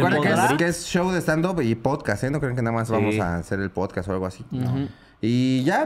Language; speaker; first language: Spanish; native; Spanish